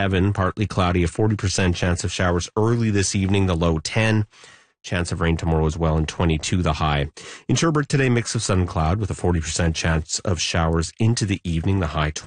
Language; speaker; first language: English; native; English